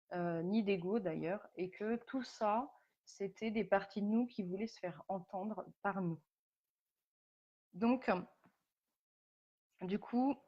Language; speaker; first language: French; native; French